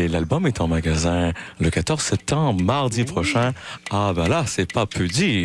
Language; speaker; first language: French; native; French